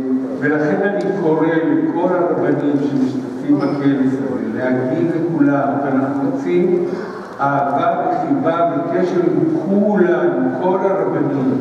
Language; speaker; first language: Hebrew; early bilingual, other home language; Spanish